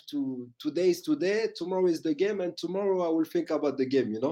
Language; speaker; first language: English; non-native, fluent; French